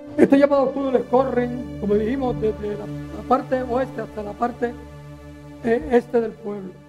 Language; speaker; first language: Spanish; native; Spanish